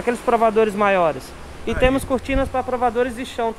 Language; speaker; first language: Portuguese; native; Portuguese